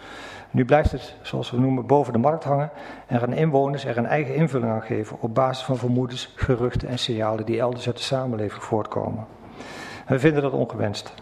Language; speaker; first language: Dutch; native; Dutch